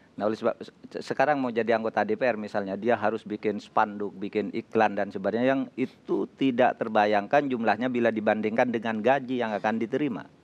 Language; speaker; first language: Indonesian; non-native, local second language; Madurese